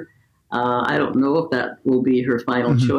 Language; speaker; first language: English; native; English